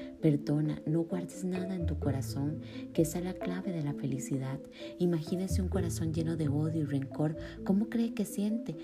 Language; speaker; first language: Spanish; native; Spanish